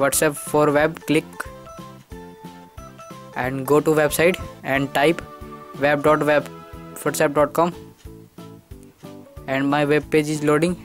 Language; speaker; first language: English; non-native, learner; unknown